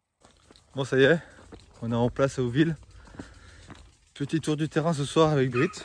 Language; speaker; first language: French; native; French